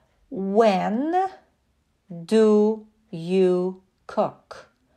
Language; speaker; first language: English; non-native, fluent; Polish